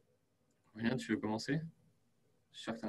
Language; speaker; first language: French; native; French